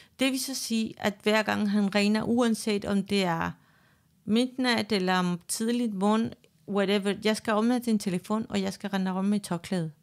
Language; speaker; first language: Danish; non-native, fluent; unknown